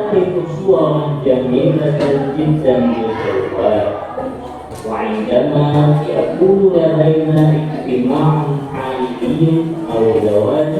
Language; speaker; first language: Arabic; non-native, learner; Indonesian